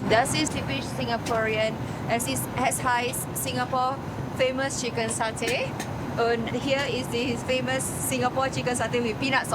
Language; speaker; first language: German; non-native, fluent; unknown